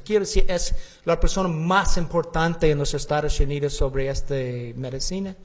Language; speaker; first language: Spanish; non-native, learner; English